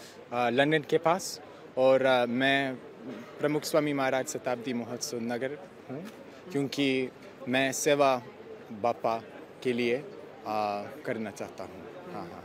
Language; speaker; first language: Hindi; non-native, learner; English